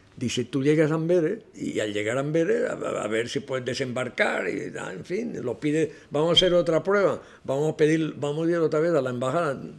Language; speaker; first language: Spanish; non-native, local second language; Catalan